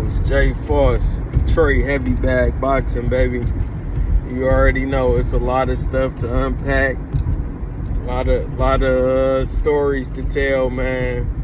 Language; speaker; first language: English; native; English